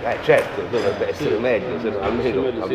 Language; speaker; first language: Italian; native; Italian